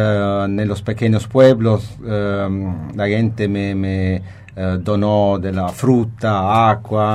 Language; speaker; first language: Spanish; non-native, fluent; Italian